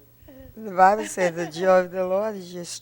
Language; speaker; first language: English; native; English